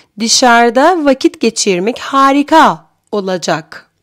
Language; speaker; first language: Turkish; non-native, fluent; Persian